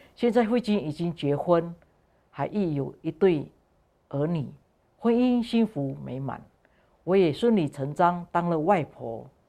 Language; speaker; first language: Chinese; non-native, fluent; Indonesian